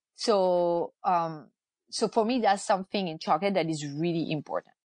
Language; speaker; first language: English; non-native, fluent; French